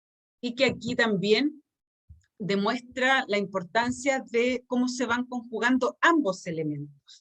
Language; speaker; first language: Spanish; native; Spanish